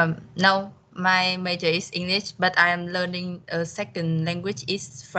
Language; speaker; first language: English; non-native, fluent; Vietnamese